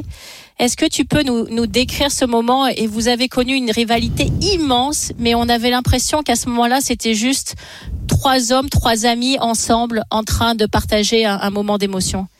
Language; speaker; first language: French; native; French